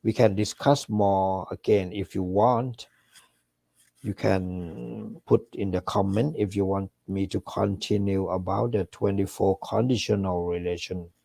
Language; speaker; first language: English; non-native, fluent; Thai